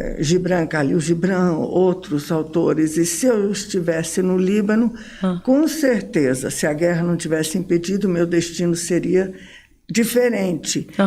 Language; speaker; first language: Portuguese; early bilingual, other home language; Arabic